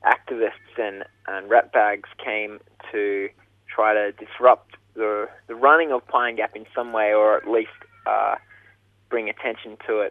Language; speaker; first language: English; native; English